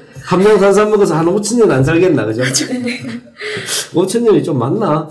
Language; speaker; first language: Korean; native; Korean